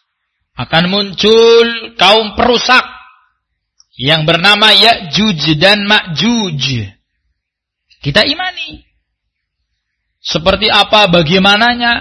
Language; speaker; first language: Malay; non-native, local second language; Javanese